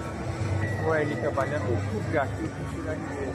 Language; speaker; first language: French; non-native, local second language; Morisyen